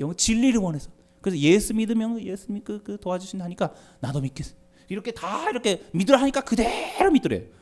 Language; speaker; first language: Korean; non-native, fluent; Japanese